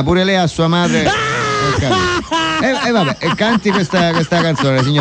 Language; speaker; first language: Italian; native; Italian